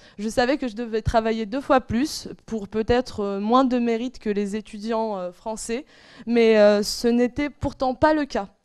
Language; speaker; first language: French; non-native, local second language; Arabic